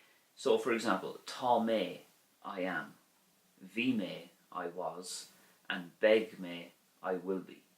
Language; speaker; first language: Irish; non-native, learner; English